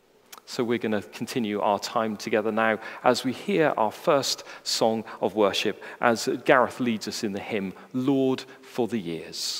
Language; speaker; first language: English; native; English